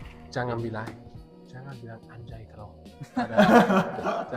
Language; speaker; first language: Indonesian; non-native, learner; German